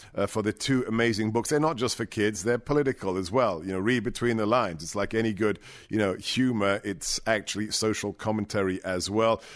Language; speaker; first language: English; native; English